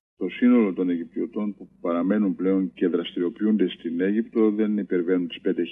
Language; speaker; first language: Greek; early bilingual, heritage; Greek